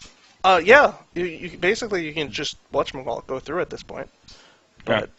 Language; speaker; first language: English; native; English